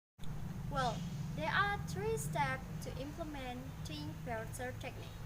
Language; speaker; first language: English; non-native, learner; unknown